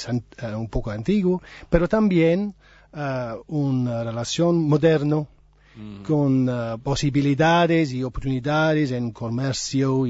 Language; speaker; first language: Spanish; non-native, learner; English